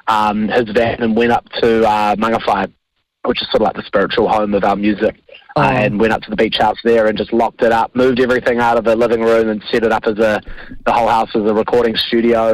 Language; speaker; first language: English; native; English